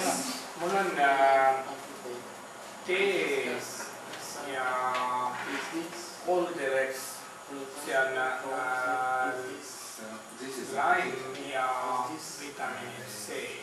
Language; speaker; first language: Estonian; non-native, learner; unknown